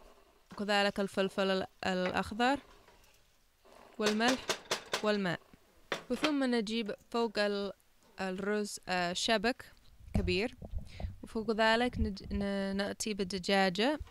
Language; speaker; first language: Arabic; non-native, learner; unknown